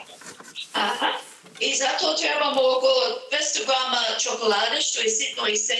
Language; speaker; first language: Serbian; early bilingual, heritage; Serbian